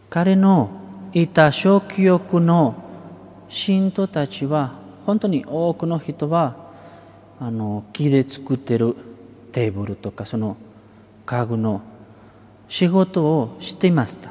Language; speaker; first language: Japanese; non-native, fluent; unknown